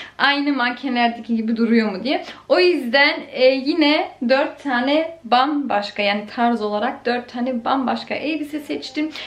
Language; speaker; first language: Turkish; early bilingual, heritage; Turkish